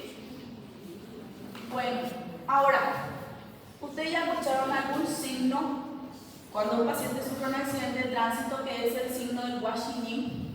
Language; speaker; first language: Spanish; native; Spanish